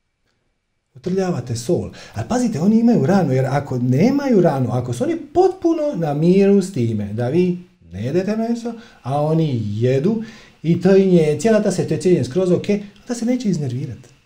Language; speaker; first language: Croatian; native; Croatian